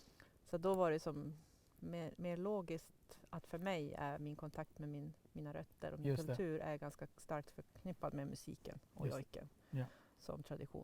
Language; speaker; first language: Swedish; native; Swedish